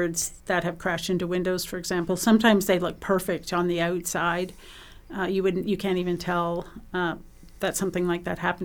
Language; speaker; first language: English; native; English